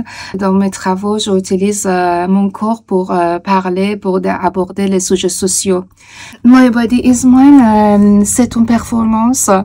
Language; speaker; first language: French; non-native, fluent; Persian